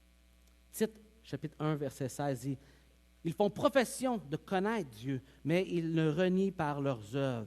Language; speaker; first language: French; native; French